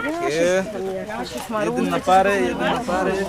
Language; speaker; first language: Polish; non-native, learner; Swahili